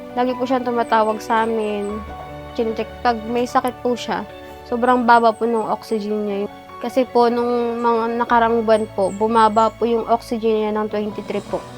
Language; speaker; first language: Filipino; non-native, local second language; Bikol